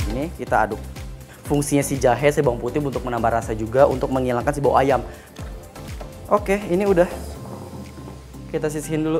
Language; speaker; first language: Indonesian; native; Indonesian